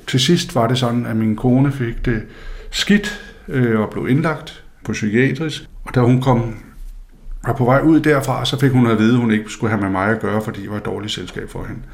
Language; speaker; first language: Danish; non-native, local second language; Faroese